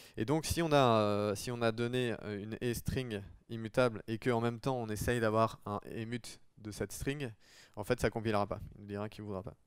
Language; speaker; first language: French; native; French